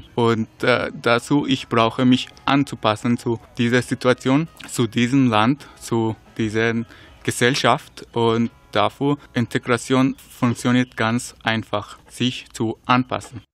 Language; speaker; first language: German; non-native, learner; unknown